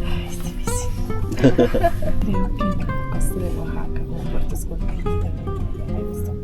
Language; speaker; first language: Spanish; non-native, fluent; Italian